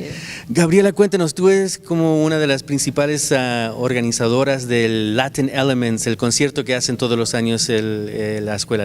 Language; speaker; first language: Spanish; native; Spanish